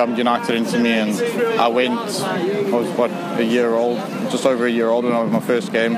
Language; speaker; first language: English; native; English